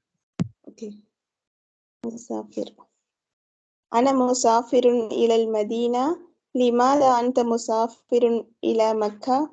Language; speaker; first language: Arabic; non-native, learner; Tamil